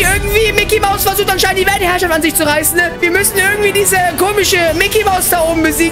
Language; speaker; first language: German; native; German